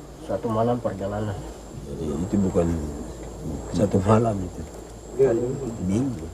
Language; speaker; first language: Indonesian; non-native, local second language; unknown